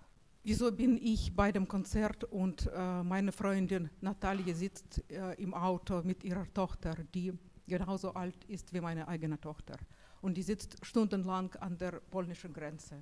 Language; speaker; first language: German; non-native, fluent; Russian